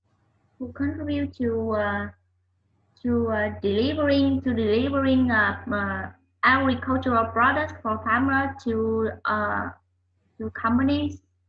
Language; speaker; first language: English; non-native, learner; Vietnamese